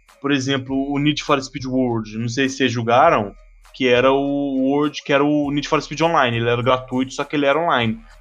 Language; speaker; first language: Portuguese; native; Portuguese